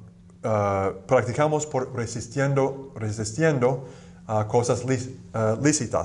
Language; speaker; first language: Spanish; non-native, fluent; English